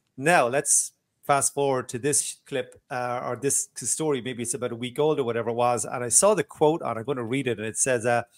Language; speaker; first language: English; native; English